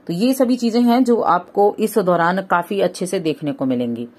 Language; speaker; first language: Hindi; native; Hindi